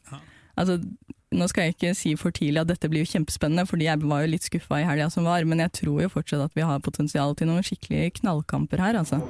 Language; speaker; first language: Norwegian; native; Norwegian